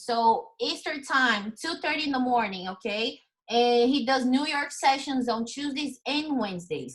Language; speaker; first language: English; non-native, fluent; Portuguese